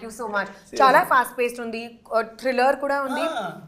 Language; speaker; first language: Telugu; non-native, local second language; Hindi